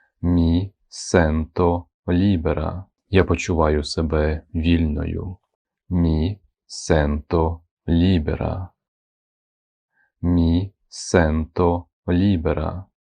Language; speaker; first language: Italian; non-native, fluent; Ukrainian